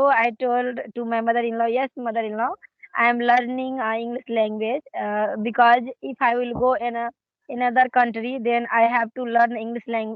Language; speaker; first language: English; non-native, learner; Hindi